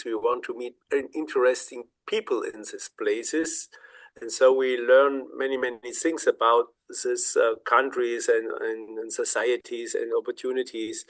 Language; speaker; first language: English; non-native, learner; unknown